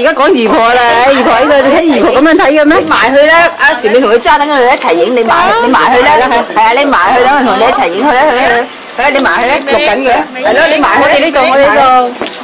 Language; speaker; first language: Cantonese; native; Cantonese